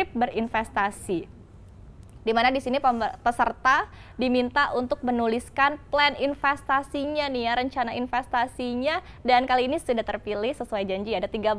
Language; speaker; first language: Indonesian; native; Indonesian